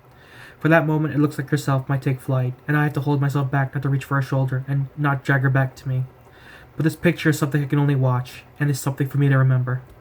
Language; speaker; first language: English; native; English